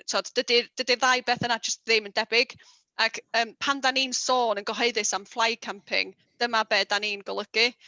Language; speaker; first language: Welsh; native; Welsh